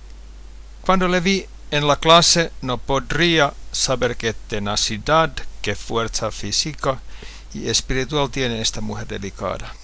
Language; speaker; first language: Spanish; non-native, fluent; Finnish